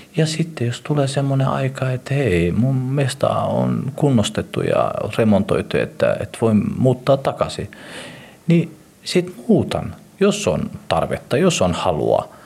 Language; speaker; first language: Finnish; early bilingual, other home language; Somali